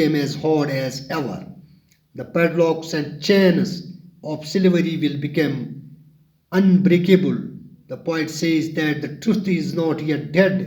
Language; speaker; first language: English; non-native, local second language; Urdu